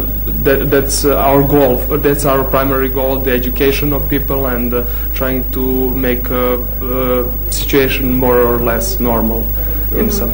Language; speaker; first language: English; non-native, fluent; Serbian